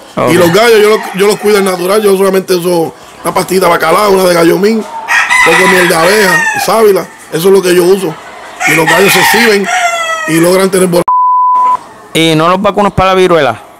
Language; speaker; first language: Spanish; native; Spanish